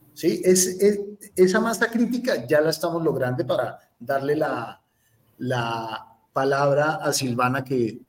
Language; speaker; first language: Spanish; native; Spanish